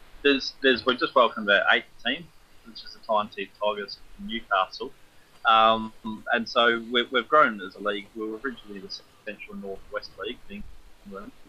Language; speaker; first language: English; native; English